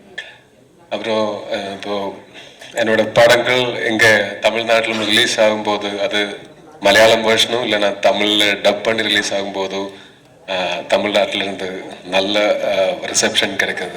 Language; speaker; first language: Tamil; non-native, learner; Malayalam